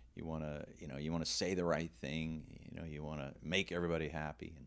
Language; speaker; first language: English; native; English